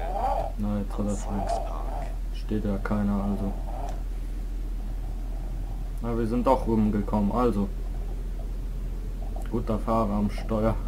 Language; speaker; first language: German; native; German